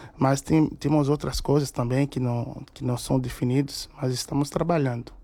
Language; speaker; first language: Portuguese; non-native, fluent; Haitian Creole